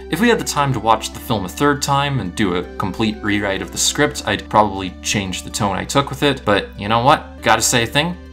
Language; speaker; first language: English; native; English